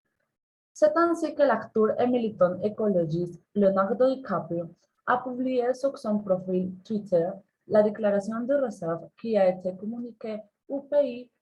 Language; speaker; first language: French; non-native, learner; Spanish